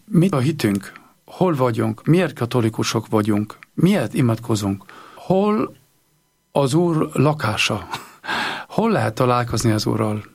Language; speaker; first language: Hungarian; non-native, learner; German